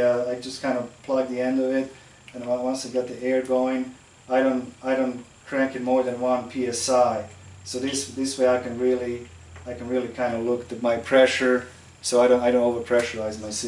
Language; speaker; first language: English; non-native, fluent; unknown